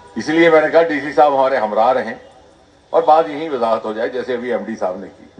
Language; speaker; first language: Hindi; non-native, local second language; Dogri